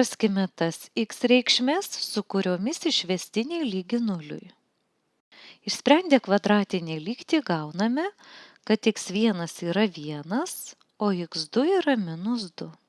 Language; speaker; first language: Lithuanian; native; Lithuanian